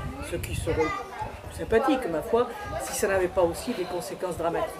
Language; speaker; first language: French; native; French